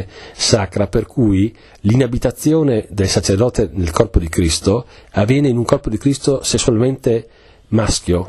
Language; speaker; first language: Italian; native; Italian